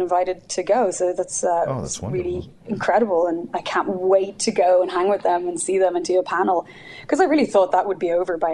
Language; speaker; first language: English; native; English